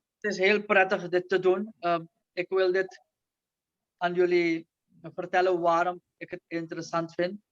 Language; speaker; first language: Dutch; non-native, local second language; Caribbean Hindustani